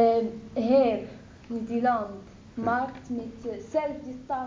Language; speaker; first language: Dutch; non-native, learner; Arabic